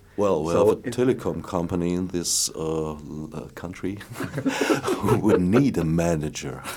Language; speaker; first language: English; non-native, fluent; German